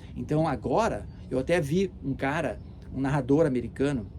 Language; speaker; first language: Portuguese; early bilingual, heritage; Portuguese